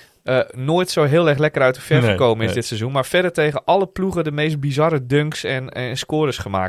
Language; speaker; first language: Dutch; native; Dutch